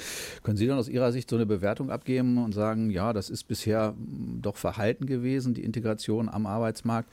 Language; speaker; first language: German; native; German